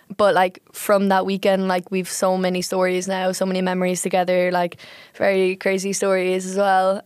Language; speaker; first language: English; native; English